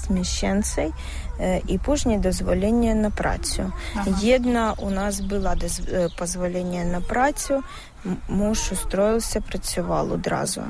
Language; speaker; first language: Polish; non-native, learner; Ukrainian